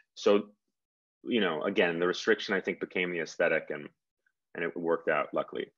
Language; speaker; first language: English; native; English